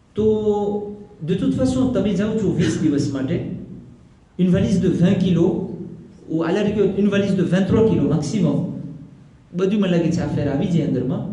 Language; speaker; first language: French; non-native, local second language; Gujarati